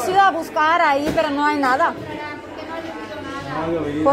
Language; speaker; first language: Spanish; non-native, fluent; Russian